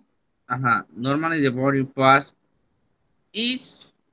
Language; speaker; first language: English; non-native, learner; Spanish